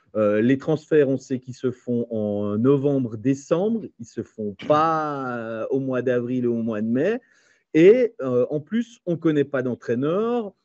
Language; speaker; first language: French; native; French